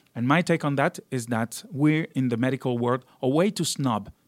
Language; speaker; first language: English; non-native, fluent; French